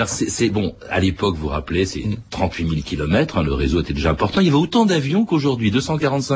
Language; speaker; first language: French; native; French